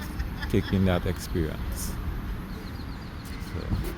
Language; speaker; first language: English; native; English